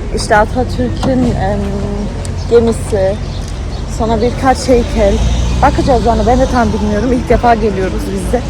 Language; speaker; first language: Turkish; early bilingual, heritage; Turkish